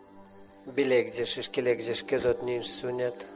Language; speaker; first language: Hungarian; non-native, fluent; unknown